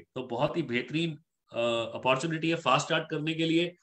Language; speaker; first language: Hindi; native; Hindi